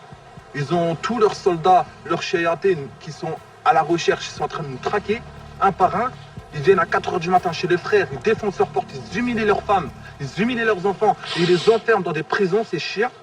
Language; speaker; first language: French; native; French